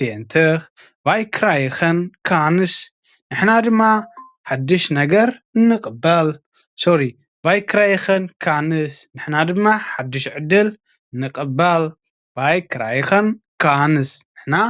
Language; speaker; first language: Dutch; non-native, fluent; Tigrinya